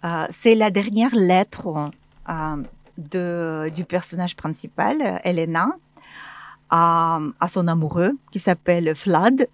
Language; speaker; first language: French; non-native, fluent; Russian